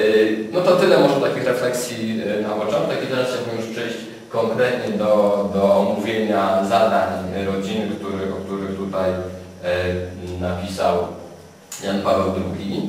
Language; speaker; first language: Polish; native; Polish